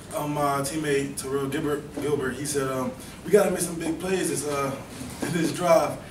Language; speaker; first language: English; native; English